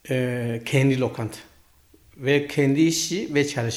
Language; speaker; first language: Turkish; non-native, learner; Chinese